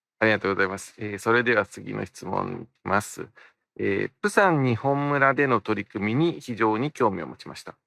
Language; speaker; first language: Japanese; native; Japanese